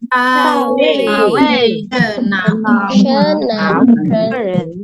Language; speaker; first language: Chinese; non-native, learner; Indonesian